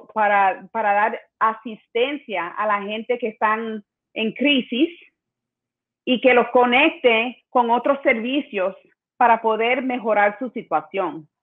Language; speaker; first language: Spanish; early bilingual, heritage; Spanish